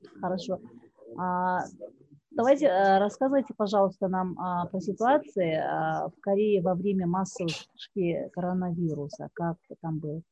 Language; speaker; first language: Russian; non-native, local second language; Kyrgyz